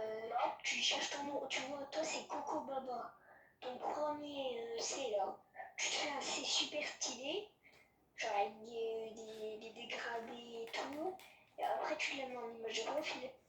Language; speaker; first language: French; native; French